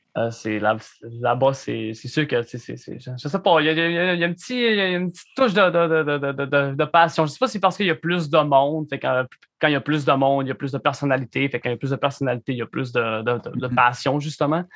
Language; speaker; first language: French; native; French